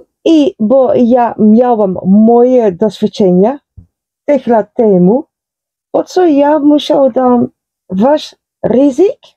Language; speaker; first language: Polish; non-native, learner; Dutch